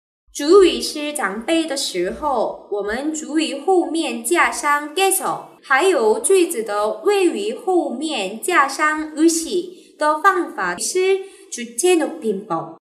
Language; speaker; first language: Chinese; non-native, fluent; Korean